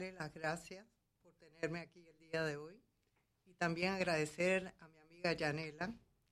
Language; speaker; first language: Spanish; native; Spanish